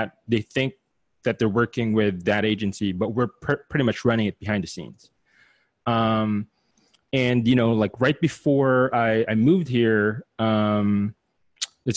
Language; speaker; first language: English; non-native, local second language; Filipino